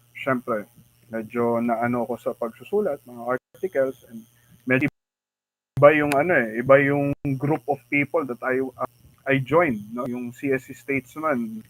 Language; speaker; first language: Filipino; native; Filipino